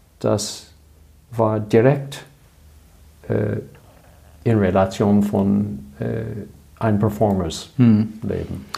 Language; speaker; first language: German; non-native, learner; English